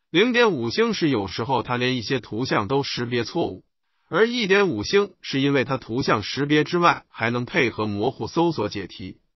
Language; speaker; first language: Chinese; native; Chinese